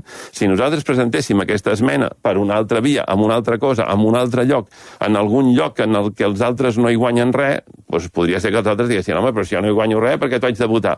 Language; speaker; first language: Catalan; native; Catalan